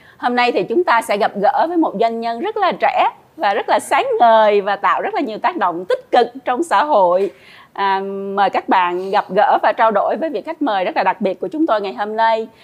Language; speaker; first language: Vietnamese; native; Vietnamese